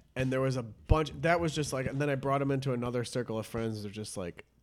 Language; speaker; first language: English; native; English